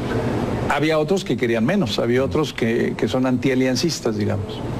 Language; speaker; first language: Spanish; native; Spanish